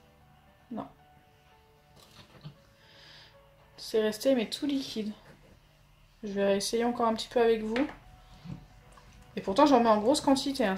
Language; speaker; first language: French; native; French